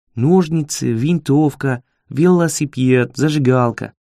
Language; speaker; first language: Russian; non-native, fluent; English